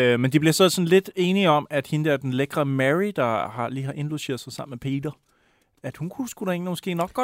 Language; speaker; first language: Danish; native; Danish